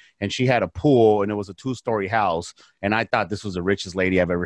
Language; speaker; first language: English; early bilingual, other home language; Spanish